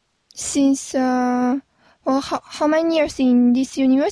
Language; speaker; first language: English; non-native, learner; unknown